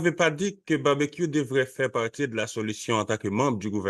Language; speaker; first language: French; non-native, local second language; Haitian Creole